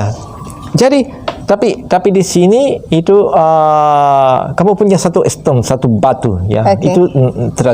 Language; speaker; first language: Indonesian; non-native, fluent; Spanish